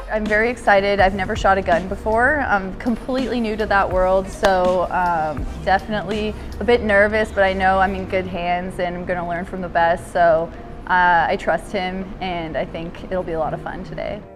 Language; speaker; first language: English; native; English